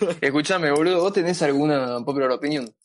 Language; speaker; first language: Spanish; native; Spanish